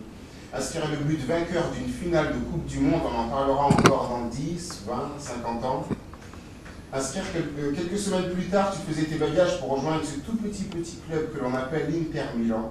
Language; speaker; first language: French; native; French